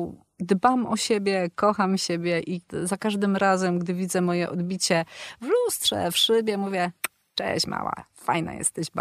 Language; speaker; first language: Polish; native; Polish